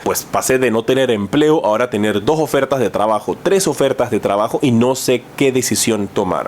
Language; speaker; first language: Spanish; native; Spanish